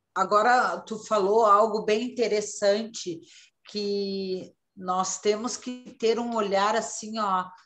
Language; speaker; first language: Portuguese; native; Portuguese